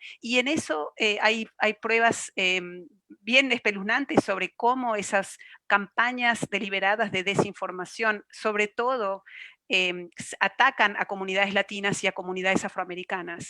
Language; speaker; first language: Spanish; native; Spanish